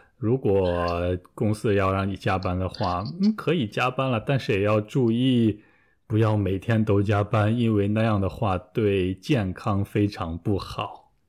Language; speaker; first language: Chinese; native; Chinese